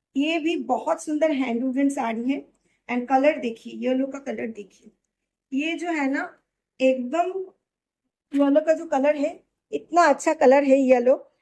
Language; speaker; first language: Hindi; non-native, local second language; Bangla